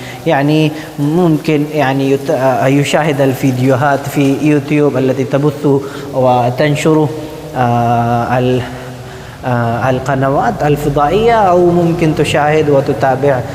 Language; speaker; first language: Arabic; non-native, fluent; Urdu